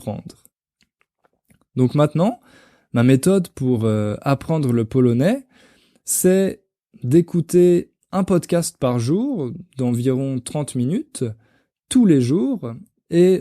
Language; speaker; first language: French; native; French